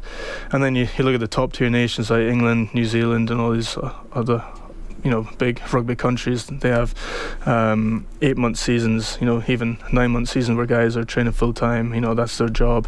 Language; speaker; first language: English; native; English